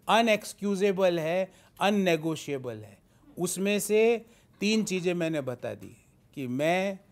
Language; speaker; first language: Hindi; native; Hindi